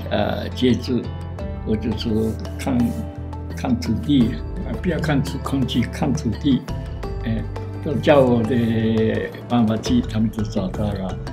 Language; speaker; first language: Chinese; non-native, local second language; Min Nan Chinese